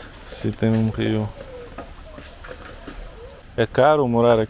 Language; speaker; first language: Portuguese; non-native, learner; Russian